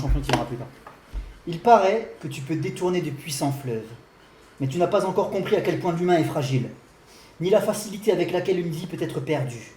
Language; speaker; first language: French; native; French